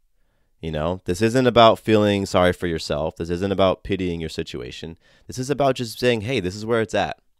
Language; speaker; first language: English; native; English